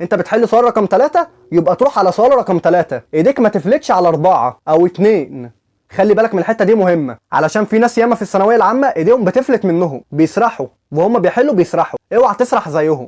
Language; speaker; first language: Arabic; native; Arabic